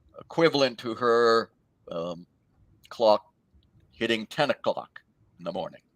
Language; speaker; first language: English; native; English